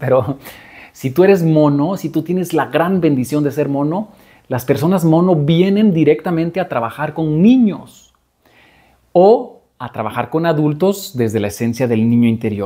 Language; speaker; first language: Spanish; native; Spanish